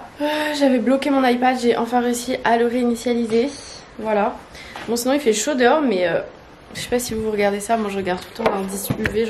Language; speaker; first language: French; native; French